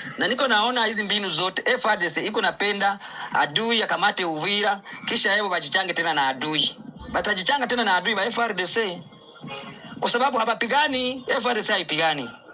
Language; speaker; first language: Swahili; native; Swahili